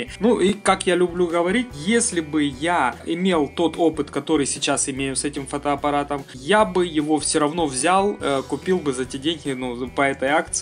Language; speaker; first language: Russian; native; Russian